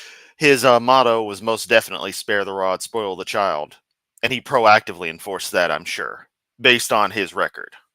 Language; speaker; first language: English; native; English